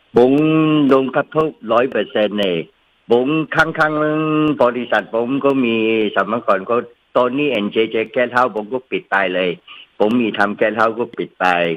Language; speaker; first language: Thai; non-native, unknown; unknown